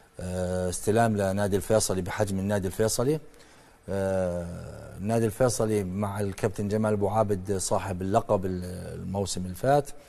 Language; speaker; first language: Arabic; native; Arabic